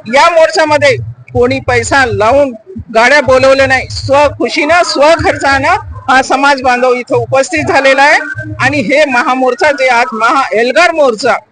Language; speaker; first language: Marathi; non-native, local second language; Lambadi